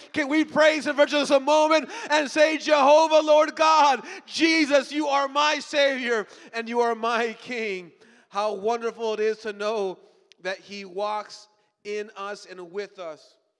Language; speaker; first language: English; early bilingual, other home language; Spanish